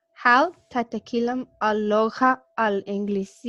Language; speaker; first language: Arabic; non-native, learner; English